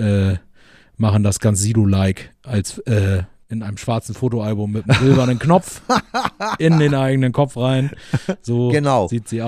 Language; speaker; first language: German; native; German